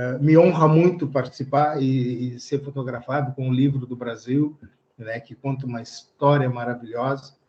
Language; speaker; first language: Portuguese; native; Portuguese